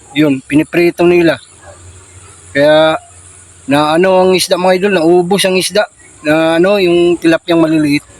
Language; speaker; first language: Filipino; native; Filipino